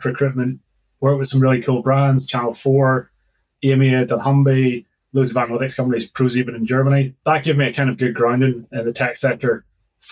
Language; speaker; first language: English; native; English